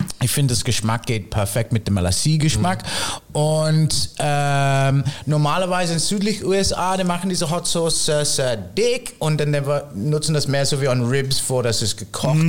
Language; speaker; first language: German; non-native, fluent; English